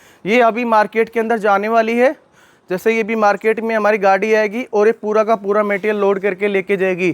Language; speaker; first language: Hindi; native; Hindi